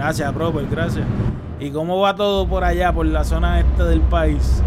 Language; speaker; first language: Spanish; native; Spanish